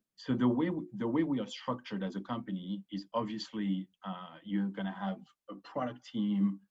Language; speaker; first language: English; early bilingual, other home language; French